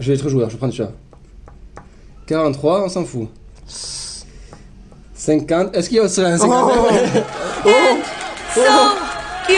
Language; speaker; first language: French; native; French